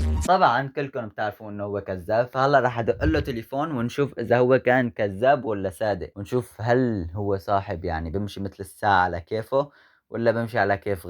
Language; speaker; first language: Arabic; native; Arabic